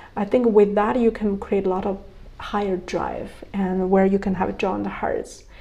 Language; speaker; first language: English; non-native, fluent; Chinese